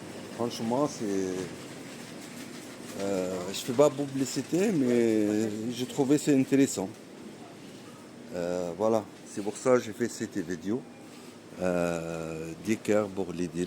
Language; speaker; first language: French; non-native, learner; Arabic